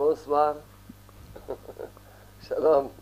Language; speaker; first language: Hebrew; early bilingual, other home language; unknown